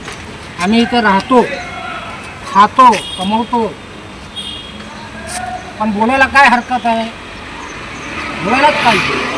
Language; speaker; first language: Marathi; non-native, local second language; Hindi